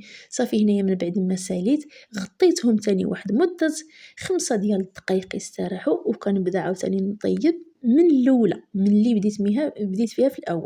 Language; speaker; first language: Arabic; native; Arabic